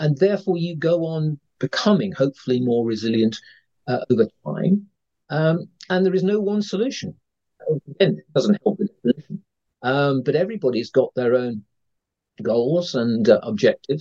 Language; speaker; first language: English; native; English